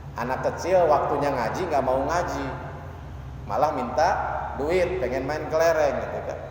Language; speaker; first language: Indonesian; non-native, local second language; Sundanese